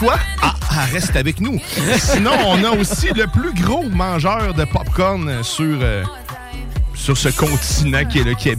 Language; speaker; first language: French; native; French